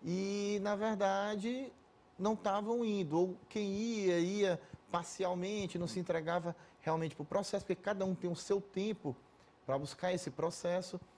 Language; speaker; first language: Portuguese; native; Portuguese